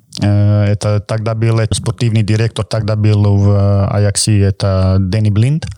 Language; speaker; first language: Russian; non-native, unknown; Croatian